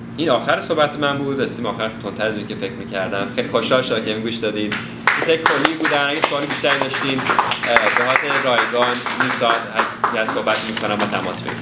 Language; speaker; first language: Persian; early bilingual, heritage; Persian